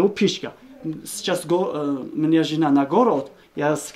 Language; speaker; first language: Russian; non-native, local second language; Uzbek